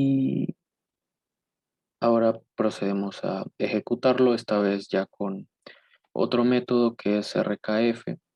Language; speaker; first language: Spanish; native; Spanish